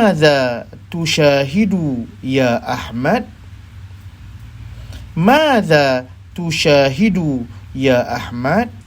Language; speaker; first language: Arabic; non-native, fluent; Malay